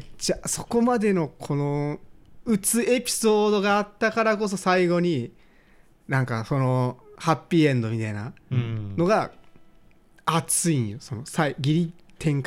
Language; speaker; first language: Japanese; native; Japanese